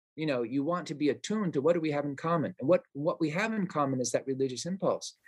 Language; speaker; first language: English; native; English